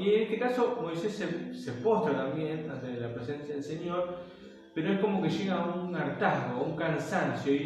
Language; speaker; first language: Spanish; native; Spanish